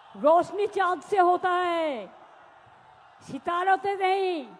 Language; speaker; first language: Hindi; non-native, local second language; Bangla